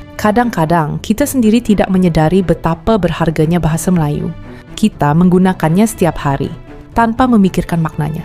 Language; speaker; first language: Malay; native; Malay